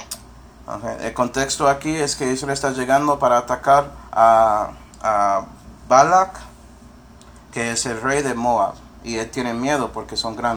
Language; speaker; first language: Spanish; non-native, fluent; English